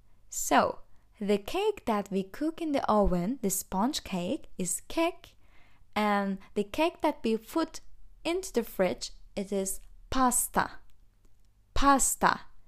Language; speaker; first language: English; non-native, fluent; Turkish